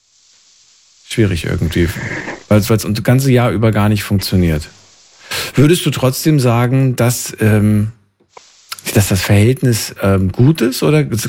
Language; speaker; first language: German; native; German